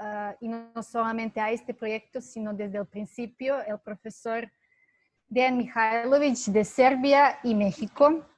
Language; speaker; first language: Spanish; non-native, fluent; Serbian